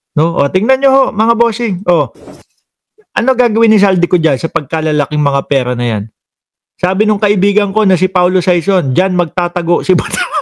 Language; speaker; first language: Filipino; non-native, local second language; Cebuano